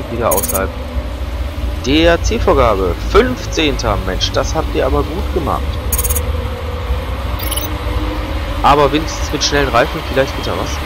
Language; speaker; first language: German; native; German